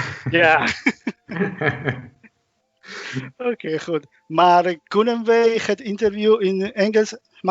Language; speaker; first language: Dutch; non-native, learner; Spanish